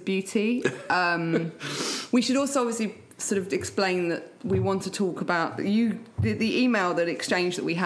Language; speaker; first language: English; native; English